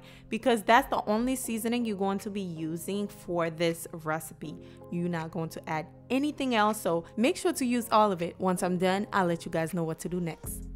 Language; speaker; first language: English; native; English